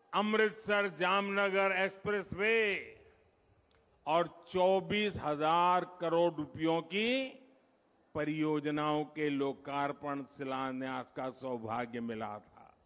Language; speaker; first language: Hindi; non-native, local second language; Gujarati